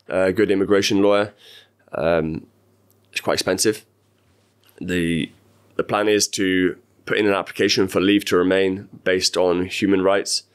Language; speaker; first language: English; native; English